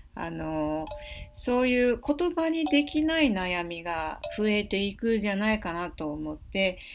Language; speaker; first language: Japanese; non-native, fluent; Chinese